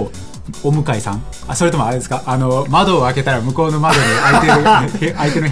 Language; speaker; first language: Japanese; native; Japanese